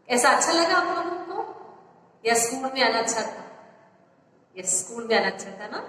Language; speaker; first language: Hindi; non-native, local second language; Malayalam